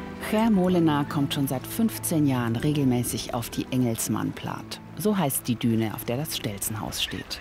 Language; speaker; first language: German; native; German